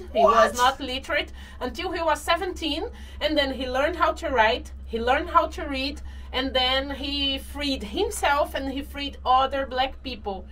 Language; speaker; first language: English; non-native, fluent; Portuguese